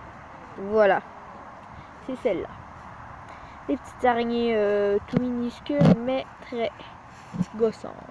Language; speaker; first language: French; native; French